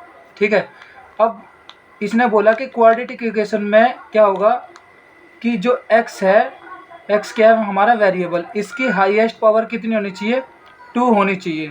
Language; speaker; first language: Hindi; native; Hindi